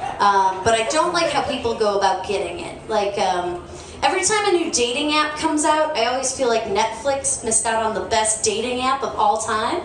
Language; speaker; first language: English; native; English